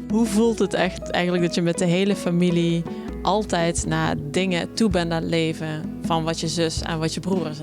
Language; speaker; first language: Dutch; native; Dutch